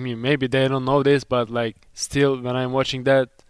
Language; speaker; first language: English; non-native, fluent; Turkish